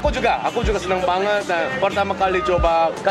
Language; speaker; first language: Indonesian; non-native, fluent; Korean